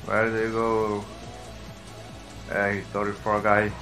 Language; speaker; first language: English; non-native, learner; Portuguese